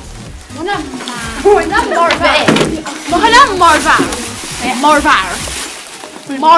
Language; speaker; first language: Welsh; non-native, local second language; English